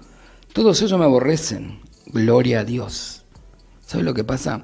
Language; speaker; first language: Spanish; native; Spanish